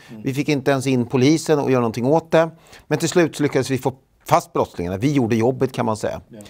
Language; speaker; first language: Swedish; native; Swedish